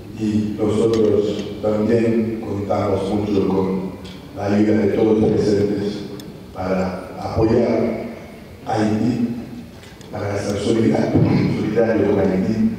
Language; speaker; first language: Spanish; non-native, fluent; French